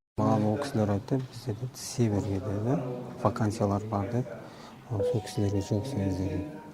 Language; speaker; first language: Kazakh; native; Kazakh